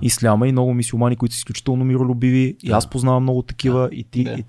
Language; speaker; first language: Bulgarian; native; Bulgarian